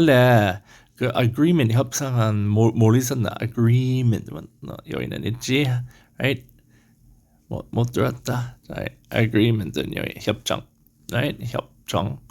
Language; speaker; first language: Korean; non-native, learner; English